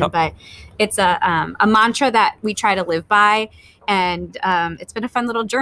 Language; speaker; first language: English; native; English